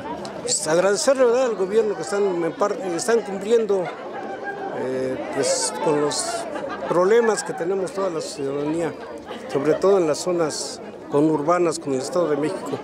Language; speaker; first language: Spanish; native; Spanish